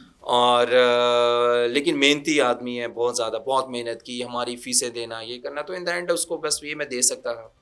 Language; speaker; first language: Urdu; non-native, local second language; Punjabi